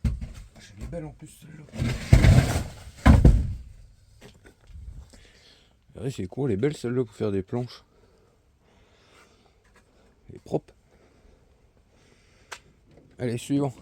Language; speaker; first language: French; native; French